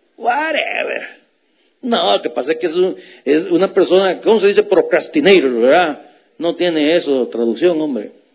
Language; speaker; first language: Spanish; native; Spanish